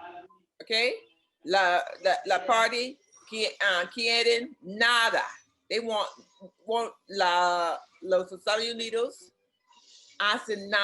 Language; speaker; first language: Spanish; non-native, learner; English